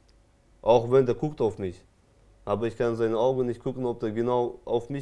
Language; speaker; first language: German; non-native, fluent; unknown